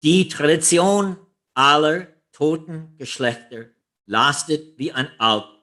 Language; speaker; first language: German; non-native, learner; English